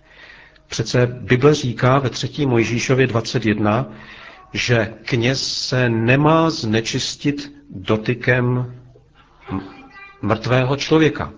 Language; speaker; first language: Czech; native; Czech